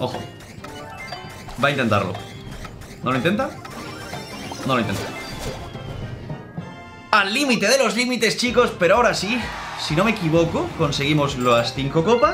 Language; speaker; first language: Spanish; native; Spanish